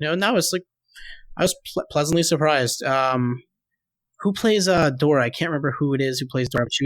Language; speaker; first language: English; native; English